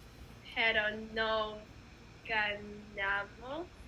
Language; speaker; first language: Spanish; non-native, learner; English